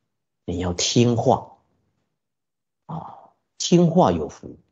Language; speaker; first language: Chinese; native; Chinese